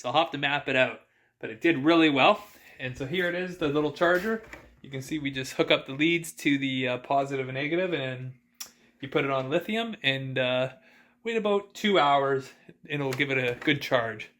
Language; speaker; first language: English; native; English